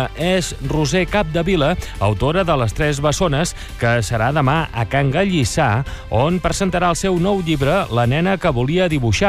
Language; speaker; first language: Catalan; native; Catalan